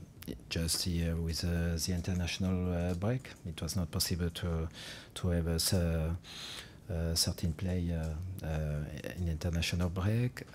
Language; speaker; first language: English; non-native, fluent; French